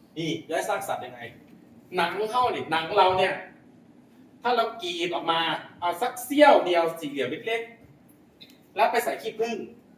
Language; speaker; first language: Thai; non-native, local second language; Lao